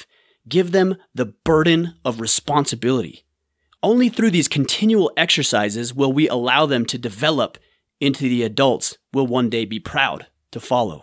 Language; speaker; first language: English; native; English